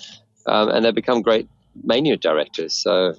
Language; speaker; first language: English; native; English